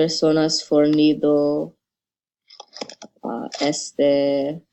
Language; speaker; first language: Spanish; non-native, learner; English